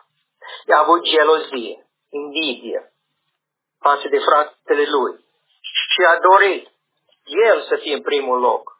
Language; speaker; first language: Romanian; non-native, learner; English